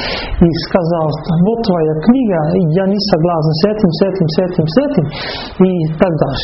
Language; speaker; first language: Russian; non-native, fluent; Dutch